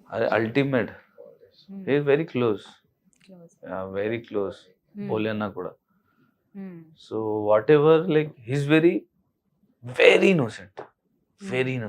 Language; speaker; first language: Telugu; non-native, learner; Hindi